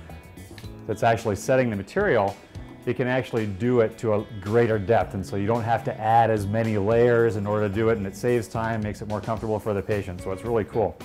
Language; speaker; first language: English; native; English